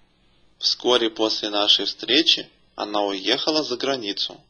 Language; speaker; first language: Russian; native; Russian